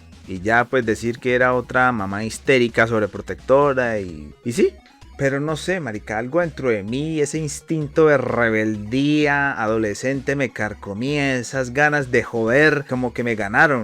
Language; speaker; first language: Spanish; native; Spanish